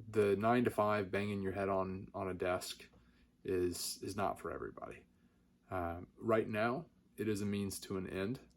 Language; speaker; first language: English; native; English